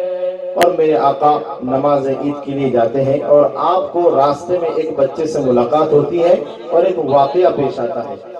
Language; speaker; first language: Urdu; native; Urdu